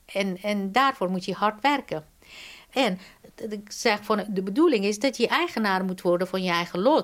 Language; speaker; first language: Dutch; non-native, fluent; Persian